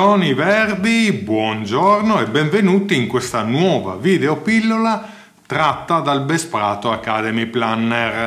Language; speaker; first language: Italian; native; Italian